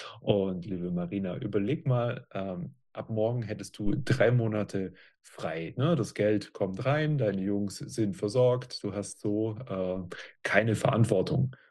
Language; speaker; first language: German; native; German